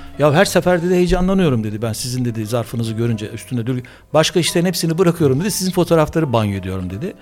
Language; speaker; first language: Turkish; non-native, local second language; Armenian